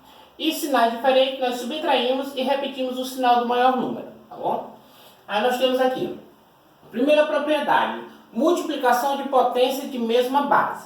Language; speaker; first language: Portuguese; native; Portuguese